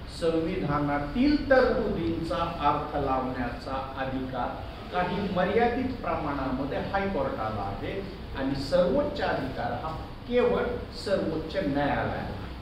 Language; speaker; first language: Marathi; native; Marathi